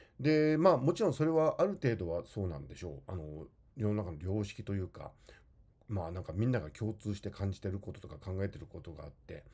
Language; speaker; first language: Japanese; native; Japanese